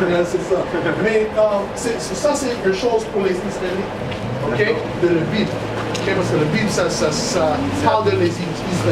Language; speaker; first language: French; non-native, learner; English